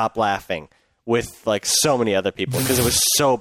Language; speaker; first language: English; native; English